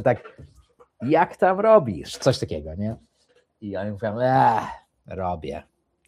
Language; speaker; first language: Polish; early bilingual, heritage; English